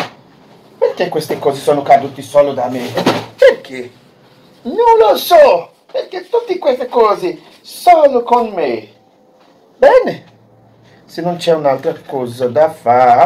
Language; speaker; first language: Italian; non-native, learner; Portuguese